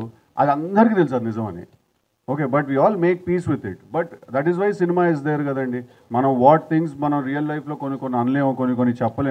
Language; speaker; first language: Telugu; native; Telugu